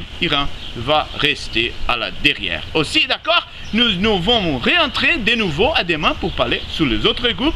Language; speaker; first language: French; non-native, learner; Spanish